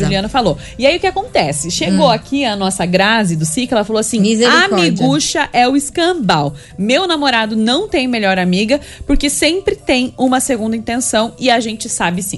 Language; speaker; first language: Portuguese; native; Portuguese